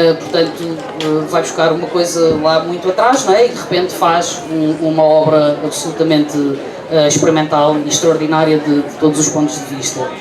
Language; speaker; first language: Portuguese; native; Portuguese